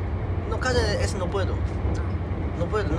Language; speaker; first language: Spanish; non-native, learner; Japanese